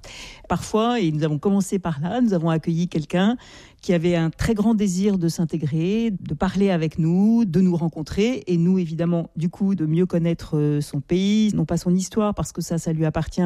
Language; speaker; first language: French; native; French